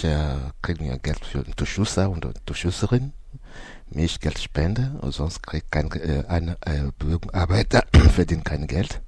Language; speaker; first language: German; non-native, learner; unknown